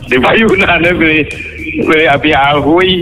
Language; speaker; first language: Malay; non-native, local second language; Sundanese